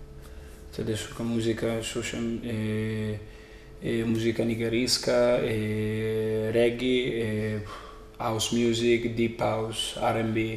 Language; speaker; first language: Polish; non-native, learner; Italian